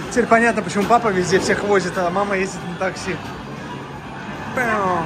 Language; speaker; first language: Russian; native; Russian